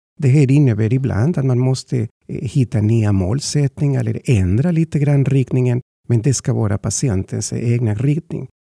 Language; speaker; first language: Swedish; non-native, fluent; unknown